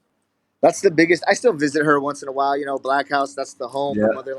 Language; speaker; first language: English; native; English